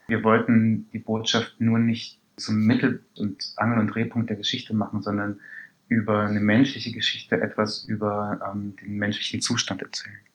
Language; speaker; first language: German; early bilingual, other home language; Persian